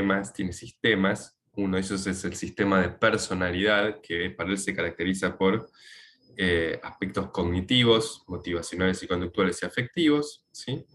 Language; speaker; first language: Spanish; native; Spanish